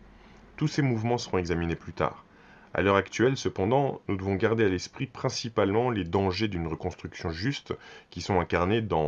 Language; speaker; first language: French; native; French